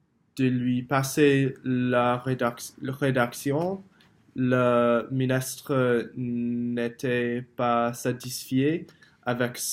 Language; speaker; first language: French; non-native, learner; English